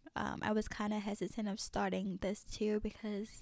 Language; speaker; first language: English; early bilingual, other home language; French